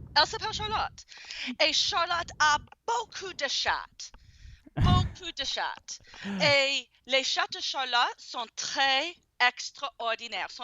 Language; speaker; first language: French; non-native, fluent; English